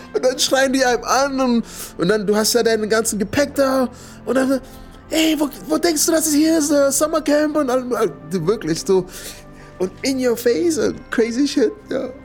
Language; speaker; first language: German; non-native, fluent; English